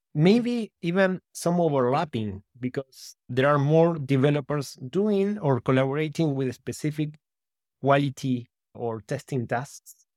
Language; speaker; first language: English; non-native, fluent; Spanish